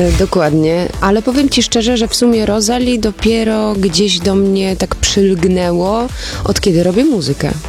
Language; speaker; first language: Polish; early bilingual, other home language; German